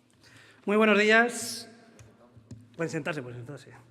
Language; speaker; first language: Spanish; native; Spanish